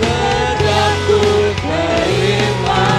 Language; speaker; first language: Indonesian; native; Indonesian